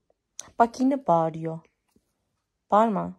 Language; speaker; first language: Turkish; native; Turkish